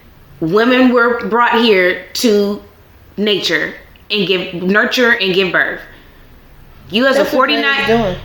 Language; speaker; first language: English; native; English